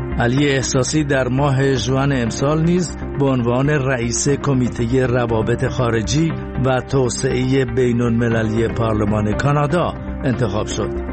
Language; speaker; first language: Persian; native; Persian